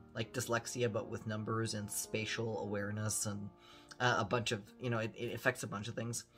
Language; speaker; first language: English; early bilingual, other home language; German